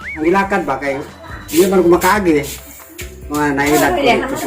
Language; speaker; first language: Filipino; non-native, local second language; Cebuano